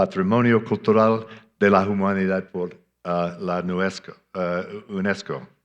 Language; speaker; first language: Spanish; non-native, fluent; English